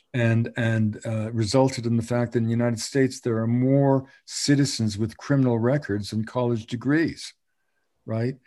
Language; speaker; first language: English; native; English